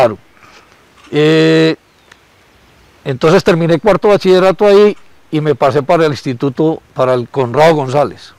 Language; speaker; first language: Spanish; native; Spanish